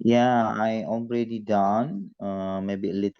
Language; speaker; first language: English; non-native, learner; Indonesian